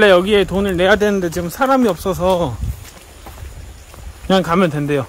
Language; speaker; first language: Korean; native; Korean